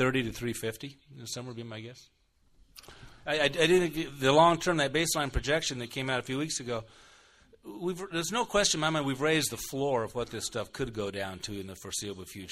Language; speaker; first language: English; native; English